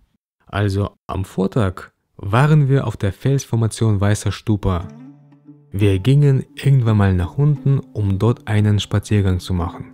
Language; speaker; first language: German; early bilingual, other home language; Russian